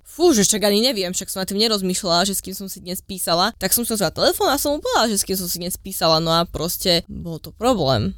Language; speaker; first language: Slovak; native; Slovak